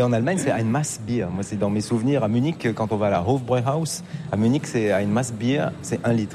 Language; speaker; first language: French; native; French